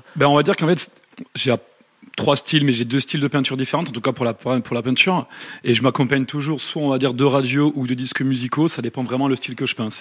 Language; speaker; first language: French; native; French